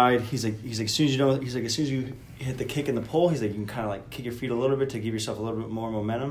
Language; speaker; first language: English; native; English